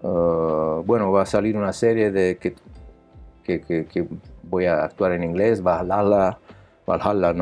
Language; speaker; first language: Spanish; non-native, learner; Italian